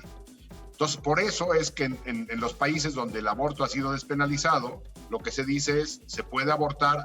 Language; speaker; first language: Spanish; native; Spanish